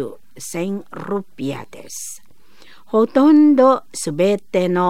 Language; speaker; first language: Japanese; non-native, fluent; Indonesian